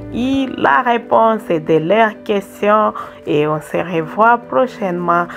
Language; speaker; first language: French; non-native, local second language; Swahili